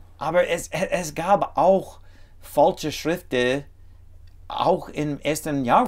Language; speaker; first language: German; non-native, fluent; English